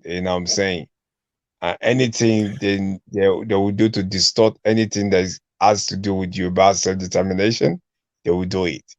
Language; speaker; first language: English; non-native, local second language; Yoruba